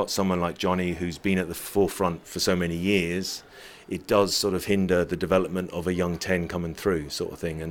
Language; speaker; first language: English; native; English